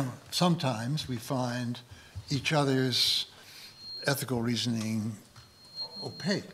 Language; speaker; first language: English; native; English